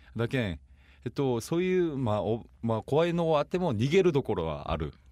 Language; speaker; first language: Japanese; non-native, fluent; Korean